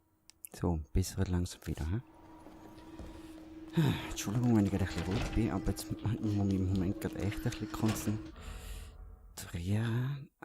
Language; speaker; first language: German; native; German